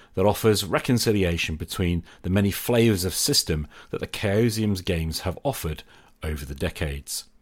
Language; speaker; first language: English; native; English